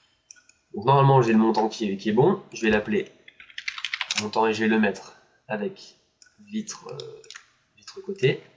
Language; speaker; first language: French; native; French